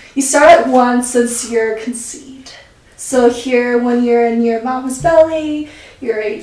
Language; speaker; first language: English; early bilingual, other home language; Korean